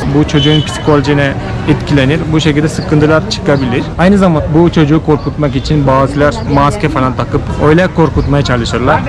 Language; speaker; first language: Turkish; non-native, fluent; Hindi